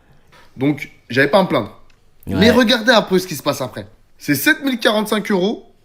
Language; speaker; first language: French; native; French